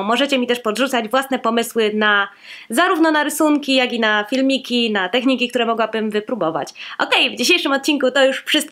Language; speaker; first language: Polish; native; Polish